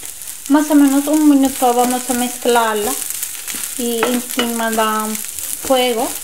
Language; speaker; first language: Spanish; non-native, learner; Turkish